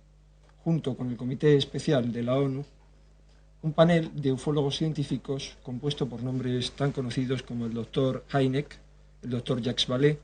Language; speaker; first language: Spanish; native; Spanish